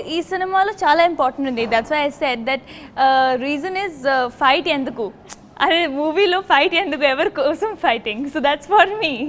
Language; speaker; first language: Telugu; non-native, learner; Punjabi